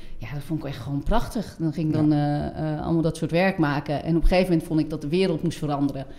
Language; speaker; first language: Dutch; non-native, fluent; French